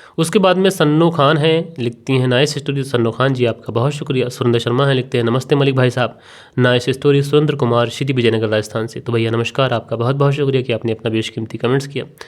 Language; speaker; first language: Hindi; native; Hindi